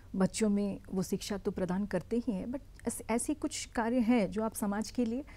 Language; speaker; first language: Hindi; native; Hindi